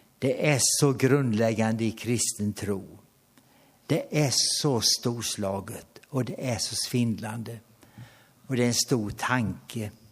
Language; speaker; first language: Swedish; native; Swedish